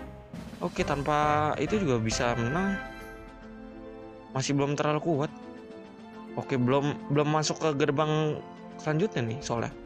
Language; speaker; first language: Indonesian; native; Indonesian